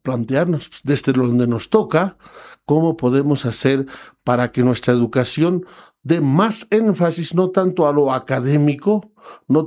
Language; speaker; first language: Spanish; non-native, local second language; Quechua